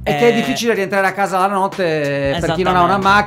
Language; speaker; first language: Italian; native; Italian